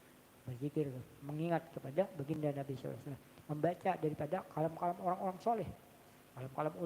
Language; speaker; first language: Indonesian; non-native, local second language; Banjar